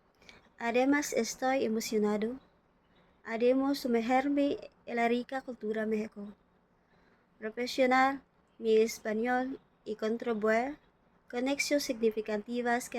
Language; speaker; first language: Spanish; non-native, learner; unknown